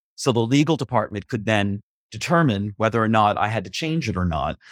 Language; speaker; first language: English; native; English